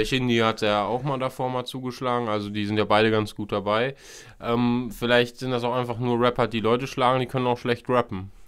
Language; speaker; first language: German; native; German